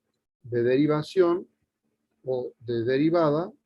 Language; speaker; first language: Spanish; native; Spanish